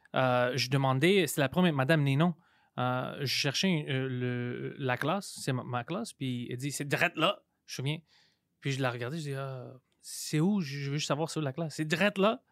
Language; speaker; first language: French; non-native, local second language; Greek